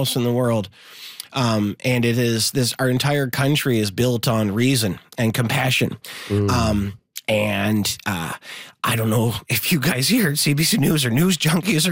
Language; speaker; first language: English; native; English